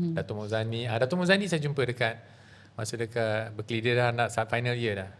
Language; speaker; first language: Malay; native; Malay